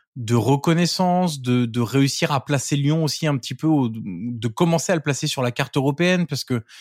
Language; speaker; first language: French; native; French